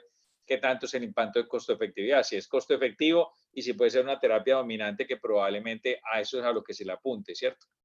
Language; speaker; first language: Spanish; native; Spanish